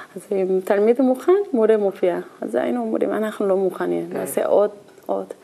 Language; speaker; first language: Hebrew; non-native, learner; Korean